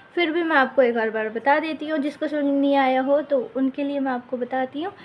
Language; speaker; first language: Hindi; native; Hindi